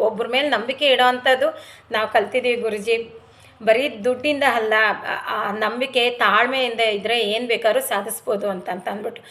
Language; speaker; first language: Kannada; non-native, local second language; Telugu